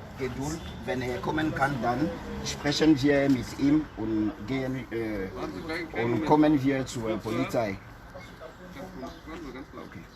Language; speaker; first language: German; non-native, learner; French